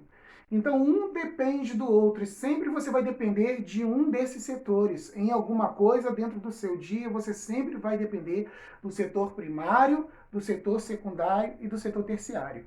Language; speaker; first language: Portuguese; native; Portuguese